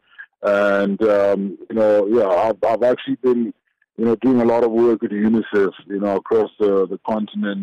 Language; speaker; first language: English; non-native, local second language; Shona